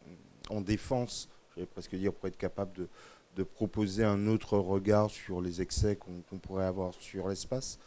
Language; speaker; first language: French; native; French